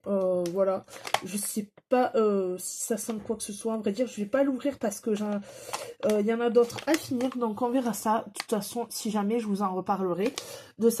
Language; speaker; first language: French; native; French